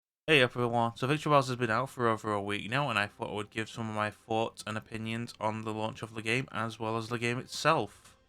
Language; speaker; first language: English; native; English